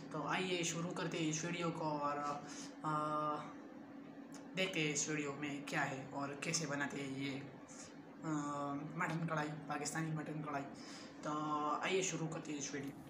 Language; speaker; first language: Hindi; non-native, local second language; Pashto